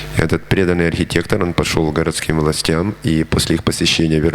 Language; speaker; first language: Russian; native; Russian